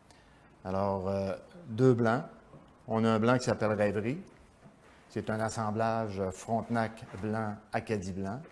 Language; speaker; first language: French; native; French